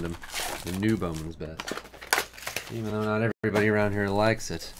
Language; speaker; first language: English; native; English